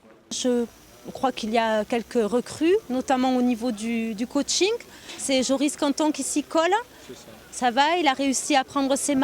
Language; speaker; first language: French; native; French